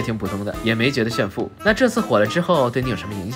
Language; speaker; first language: Chinese; native; Chinese